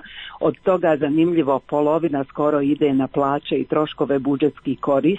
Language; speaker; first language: Croatian; native; Croatian